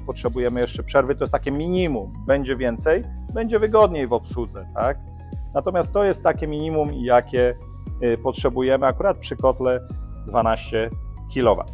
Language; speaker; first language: Polish; native; Polish